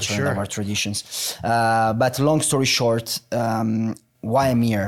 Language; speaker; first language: English; non-native, fluent; Italian